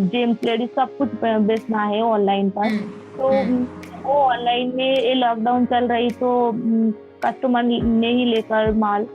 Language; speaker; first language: Hindi; non-native, local second language; Bangla